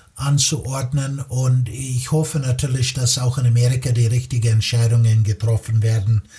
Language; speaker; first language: German; non-native, fluent; English